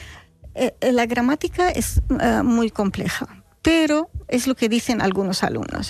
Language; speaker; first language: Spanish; non-native, fluent; Arabic